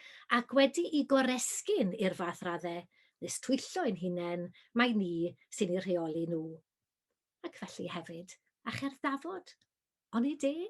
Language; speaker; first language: Welsh; native; Welsh